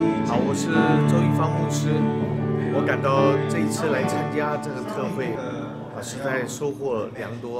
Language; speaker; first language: Chinese; native; Chinese